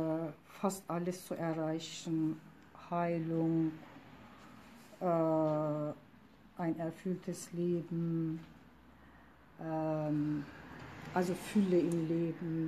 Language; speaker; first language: German; non-native, fluent; Turkish